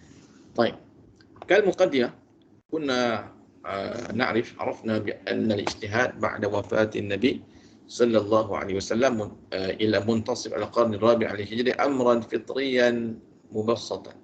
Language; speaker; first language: Arabic; non-native, fluent; Malay